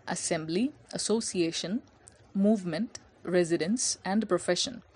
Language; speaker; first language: English; non-native, local second language; Tamil